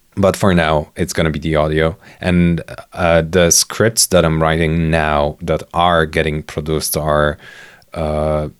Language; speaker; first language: English; non-native, fluent; Polish